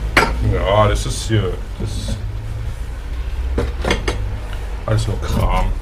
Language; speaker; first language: German; native; German